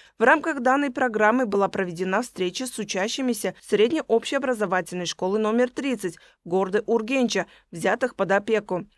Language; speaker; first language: Russian; non-native, local second language; Uzbek